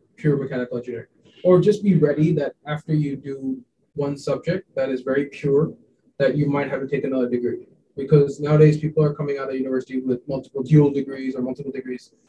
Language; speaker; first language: English; non-native, local second language; Hindi